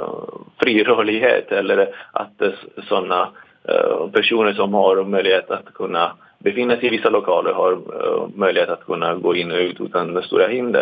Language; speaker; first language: Swedish; non-native, fluent; Italian